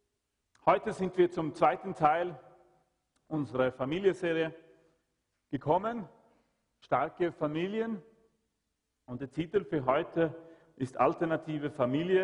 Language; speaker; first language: German; non-native, fluent; Swedish